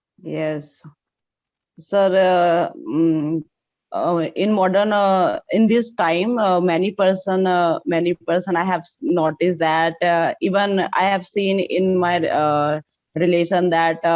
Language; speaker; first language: English; non-native, learner; Hindi